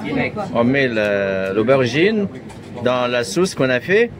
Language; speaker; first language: French; non-native, fluent; Arabic